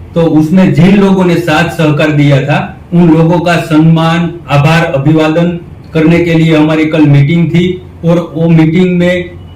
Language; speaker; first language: Hindi; non-native, local second language; Gujarati